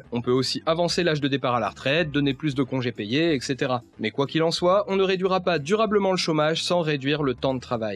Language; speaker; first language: French; native; French